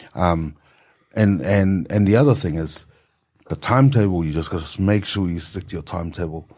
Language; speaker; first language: English; native; English